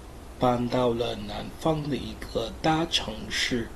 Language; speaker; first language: Chinese; non-native, learner; English